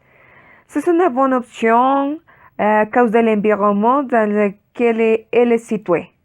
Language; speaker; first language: French; non-native, learner; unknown